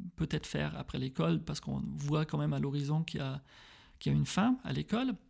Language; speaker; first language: French; early bilingual, heritage; French